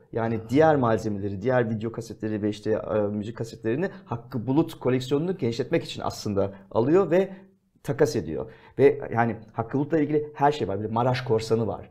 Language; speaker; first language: Turkish; early bilingual, heritage; Turkish